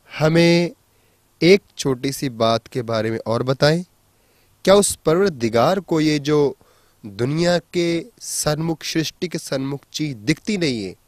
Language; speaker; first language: Hindi; non-native, local second language; Punjabi